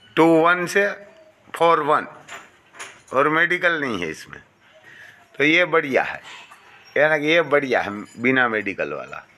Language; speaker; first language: Hindi; non-native, local second language; Gujarati